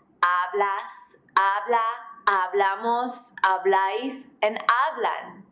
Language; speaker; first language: Spanish; non-native, fluent; English